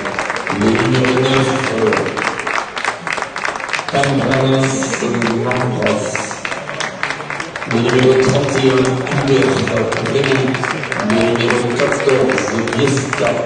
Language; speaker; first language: French; native; French